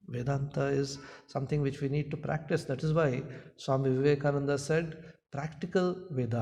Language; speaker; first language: English; non-native, local second language; Hindi